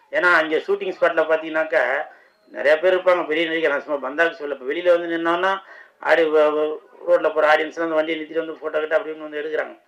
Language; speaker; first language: Tamil; native; Tamil